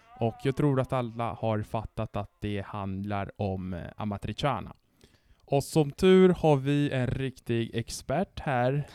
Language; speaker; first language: Swedish; non-native, fluent; Italian